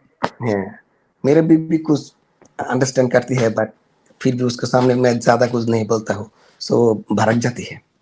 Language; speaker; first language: Hindi; non-native, learner; Bangla